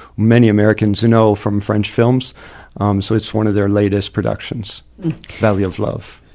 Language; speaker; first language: English; native; English